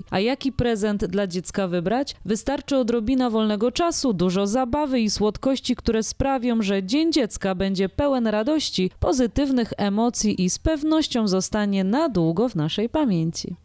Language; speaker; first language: Polish; native; Polish